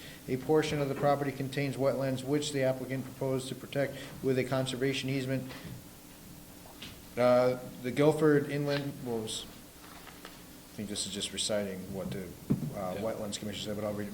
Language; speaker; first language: English; native; English